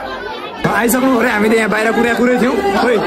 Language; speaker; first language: Nepali; native; Nepali